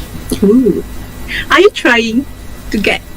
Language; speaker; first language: English; non-native, learner; Malay